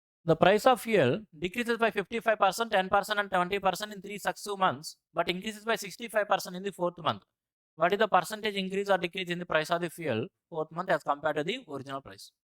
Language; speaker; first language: English; non-native, local second language; Telugu